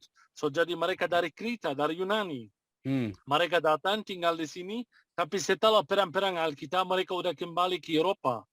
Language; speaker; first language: Indonesian; non-native, fluent; Arabic